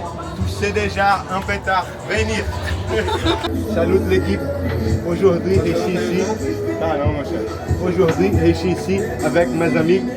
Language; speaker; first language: French; non-native, learner; Portuguese